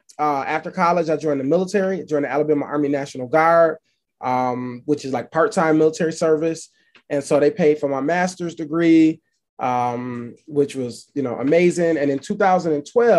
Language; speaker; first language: English; native; English